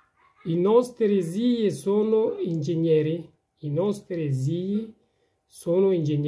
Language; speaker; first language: Italian; non-native, fluent; Persian